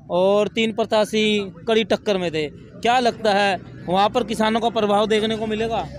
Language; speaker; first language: Hindi; native; Hindi